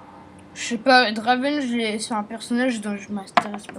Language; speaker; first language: French; native; French